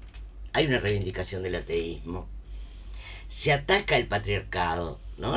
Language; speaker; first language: Spanish; native; Spanish